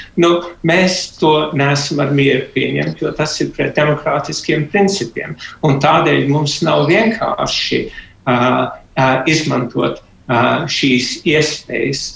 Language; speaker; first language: Latvian; early bilingual, heritage; Latvian